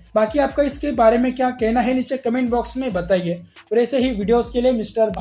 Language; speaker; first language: Hindi; native; Hindi